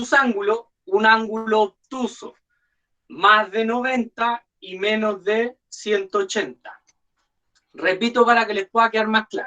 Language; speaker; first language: Spanish; native; Spanish